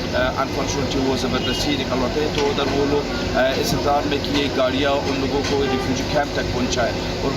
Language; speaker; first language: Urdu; non-native, fluent; Pashto